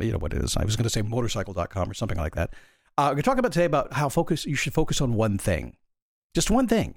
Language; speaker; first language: English; native; English